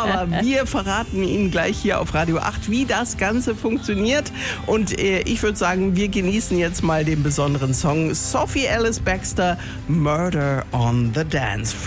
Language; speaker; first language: German; native; German